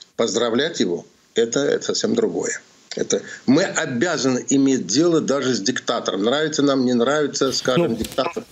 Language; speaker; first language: Russian; non-native, local second language; Azerbaijani